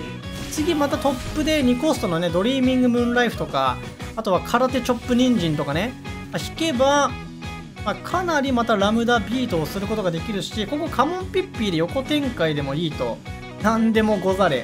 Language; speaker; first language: Japanese; native; Japanese